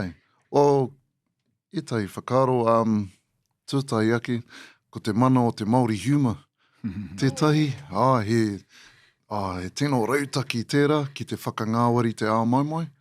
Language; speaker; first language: Māori; non-native, local second language; English